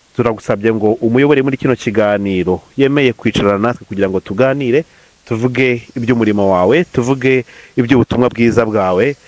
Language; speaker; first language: Kinyarwanda; native; Kinyarwanda